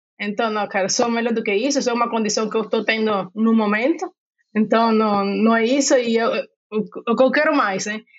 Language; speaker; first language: Portuguese; non-native, fluent; Spanish